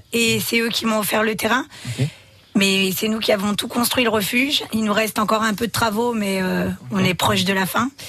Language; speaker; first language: French; native; French